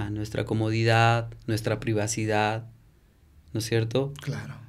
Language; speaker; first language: Spanish; native; Spanish